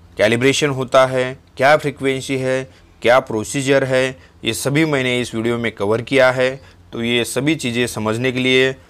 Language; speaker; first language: Hindi; non-native, local second language; Marathi